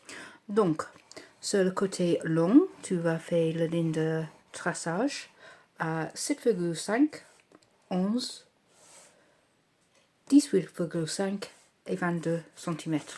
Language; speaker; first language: French; non-native, learner; English